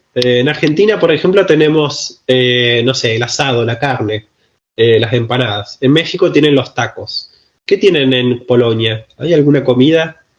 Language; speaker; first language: Spanish; native; Spanish